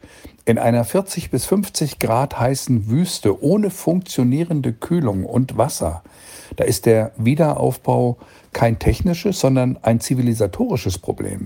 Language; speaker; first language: German; native; German